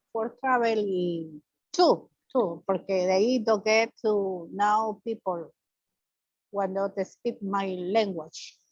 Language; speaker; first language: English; non-native, learner; Spanish